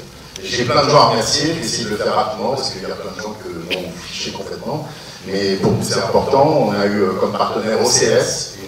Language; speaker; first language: French; native; French